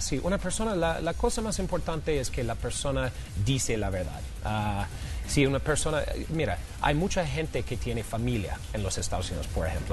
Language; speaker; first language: Spanish; non-native, fluent; English